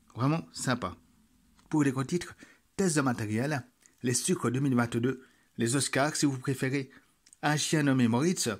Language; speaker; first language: French; native; French